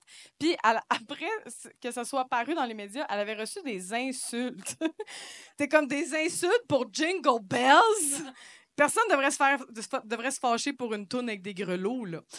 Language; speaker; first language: French; native; French